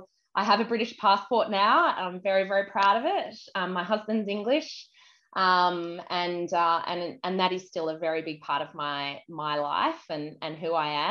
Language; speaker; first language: English; native; English